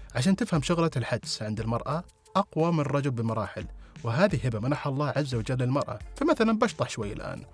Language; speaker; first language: Arabic; native; Arabic